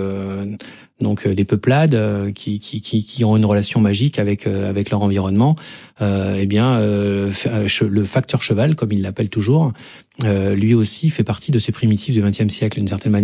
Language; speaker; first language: French; native; French